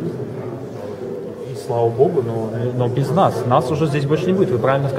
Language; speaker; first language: Russian; native; Russian